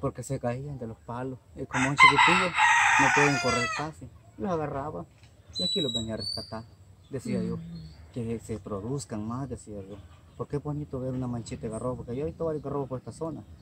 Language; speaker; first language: Spanish; native; Spanish